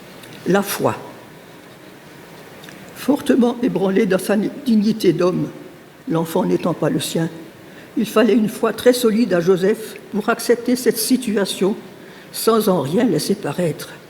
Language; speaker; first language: French; native; French